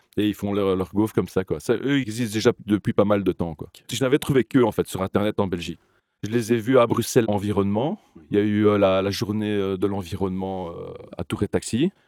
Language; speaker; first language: French; native; French